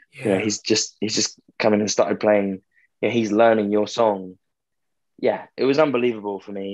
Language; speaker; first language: English; native; English